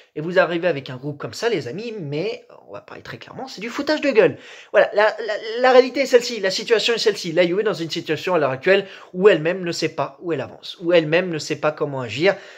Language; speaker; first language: French; native; French